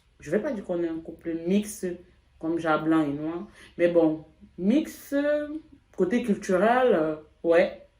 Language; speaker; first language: French; native; French